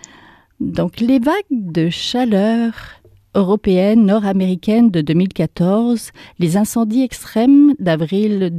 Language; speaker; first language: French; native; French